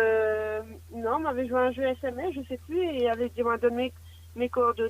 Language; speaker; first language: French; non-native, local second language; Réunion Creole French